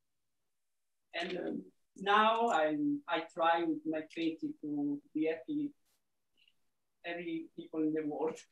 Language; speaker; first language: English; non-native, learner; Italian